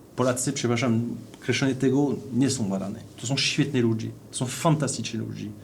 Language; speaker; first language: Polish; non-native, fluent; French